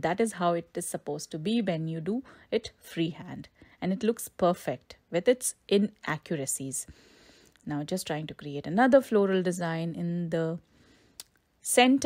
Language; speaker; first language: English; non-native, local second language; Hindi